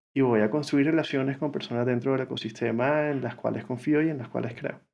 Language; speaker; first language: Spanish; native; Spanish